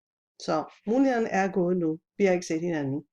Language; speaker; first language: Danish; non-native, fluent; Italian